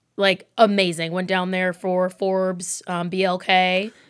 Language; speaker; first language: English; native; English